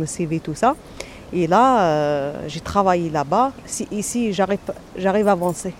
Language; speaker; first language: French; non-native, local second language; Arabic